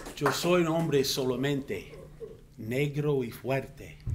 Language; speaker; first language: Spanish; non-native, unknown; English